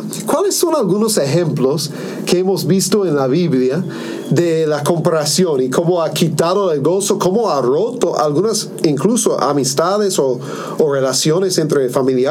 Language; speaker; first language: Spanish; non-native, fluent; English